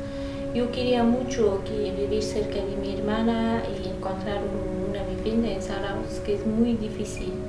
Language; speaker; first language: Spanish; non-native, learner; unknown